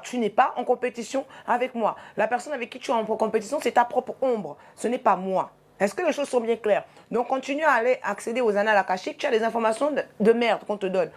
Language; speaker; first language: French; native; French